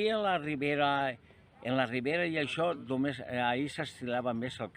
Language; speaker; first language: Catalan; native; Catalan